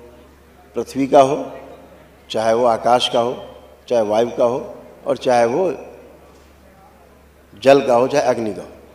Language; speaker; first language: Hindi; native; Hindi